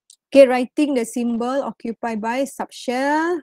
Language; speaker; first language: English; non-native, local second language; Malay